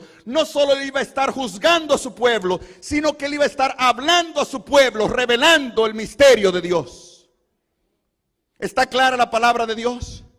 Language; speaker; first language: Spanish; native; Spanish